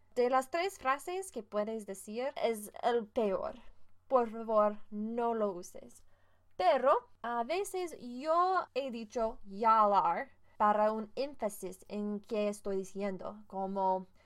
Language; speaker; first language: Spanish; non-native, fluent; English